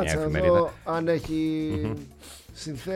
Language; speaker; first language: Greek; native; Greek